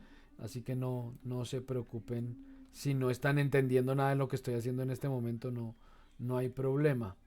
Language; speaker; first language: Spanish; native; Spanish